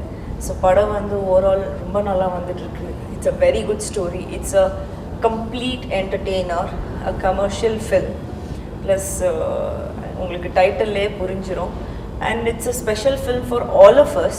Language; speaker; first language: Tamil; non-native, local second language; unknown